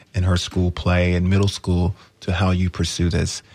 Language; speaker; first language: English; native; English